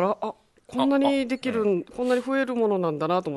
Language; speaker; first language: Japanese; native; Japanese